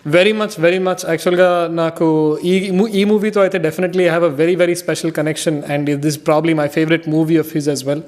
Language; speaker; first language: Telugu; early bilingual, heritage; Telugu